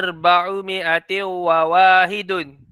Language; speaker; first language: Arabic; non-native, fluent; Malay